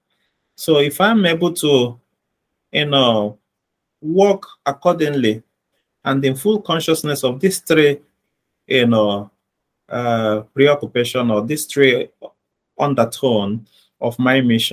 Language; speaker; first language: English; non-native, local second language; Igbo